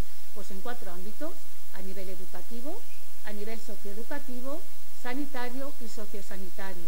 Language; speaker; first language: Spanish; native; Spanish